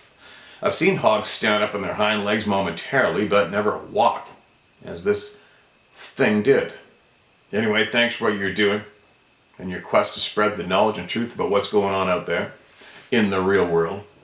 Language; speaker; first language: English; native; English